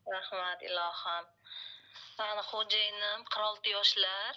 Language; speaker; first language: Uzbek; native; Uzbek